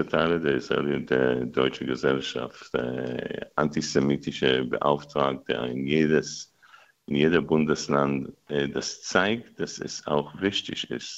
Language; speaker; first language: German; non-native, fluent; Hebrew